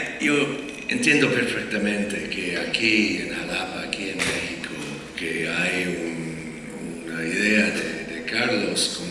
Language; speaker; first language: Spanish; non-native, fluent; English